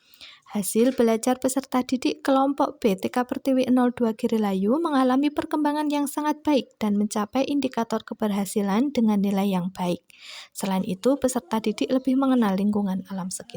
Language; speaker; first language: Indonesian; native; Indonesian